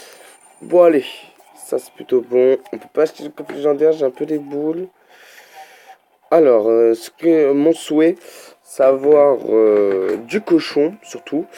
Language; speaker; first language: French; native; French